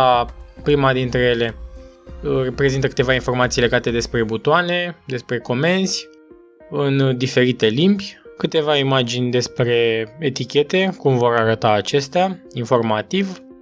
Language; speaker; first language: Romanian; native; Romanian